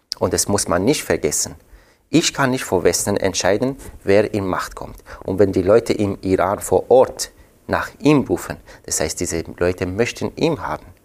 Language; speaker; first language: German; non-native, fluent; Persian